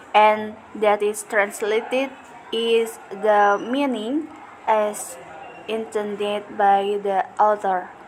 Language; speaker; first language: English; non-native, learner; Indonesian